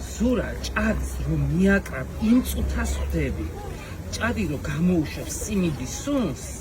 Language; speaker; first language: Georgian; native; Georgian